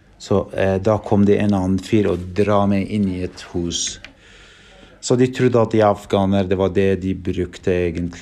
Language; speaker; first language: Norwegian; non-native, fluent; Persian